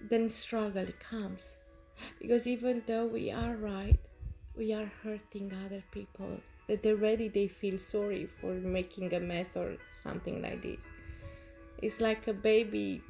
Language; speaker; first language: English; non-native, fluent; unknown